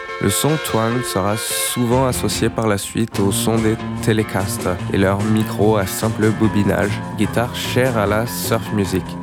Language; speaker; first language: French; native; French